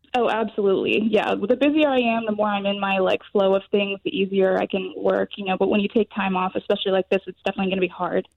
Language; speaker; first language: English; native; English